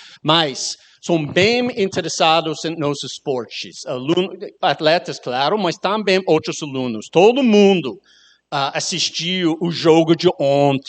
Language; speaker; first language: Portuguese; non-native, learner; English